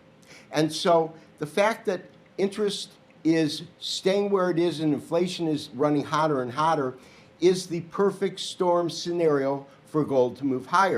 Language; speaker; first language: English; native; English